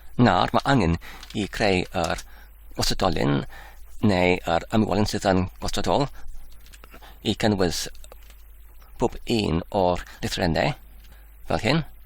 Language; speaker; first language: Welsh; non-native, learner; Dutch